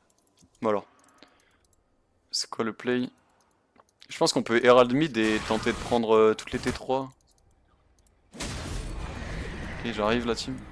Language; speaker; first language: French; native; French